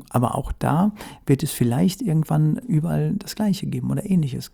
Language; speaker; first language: German; native; German